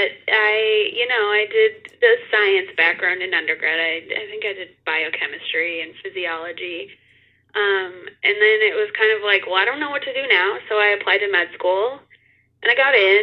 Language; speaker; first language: English; native; English